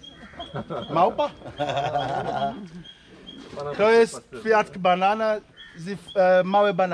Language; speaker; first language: Polish; non-native, learner; Swahili